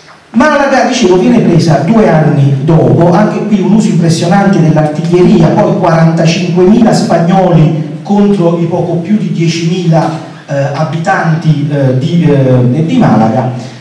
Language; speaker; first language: Italian; native; Italian